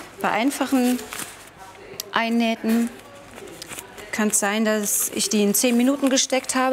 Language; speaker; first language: German; native; German